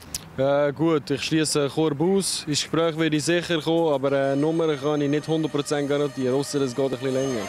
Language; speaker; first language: German; early bilingual, other home language; Albanian